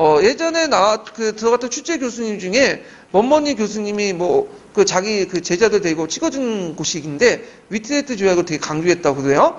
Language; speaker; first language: Korean; native; Korean